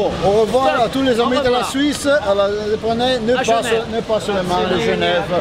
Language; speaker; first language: French; non-native, learner; Italian